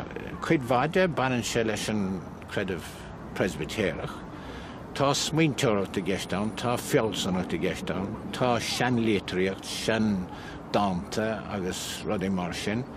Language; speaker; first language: Irish; non-native, local second language; English